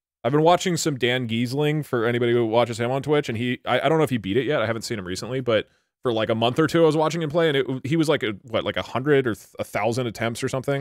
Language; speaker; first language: English; native; English